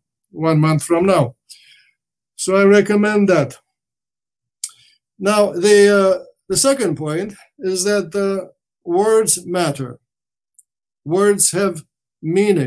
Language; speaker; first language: English; non-native, fluent; Romanian